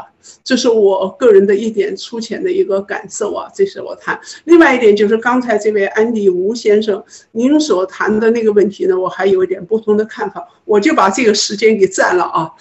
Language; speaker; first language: Chinese; native; Chinese